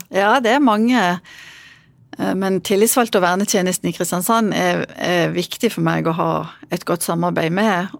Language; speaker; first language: Norwegian; native; Norwegian